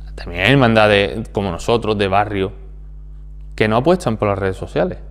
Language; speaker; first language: Spanish; native; Spanish